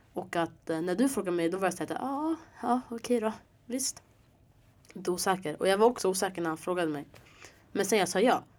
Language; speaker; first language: Swedish; early bilingual, other home language; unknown